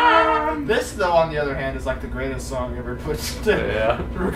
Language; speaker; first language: English; native; English